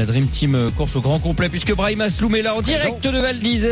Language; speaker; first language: French; native; French